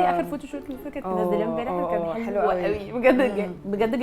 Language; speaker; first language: Arabic; native; Arabic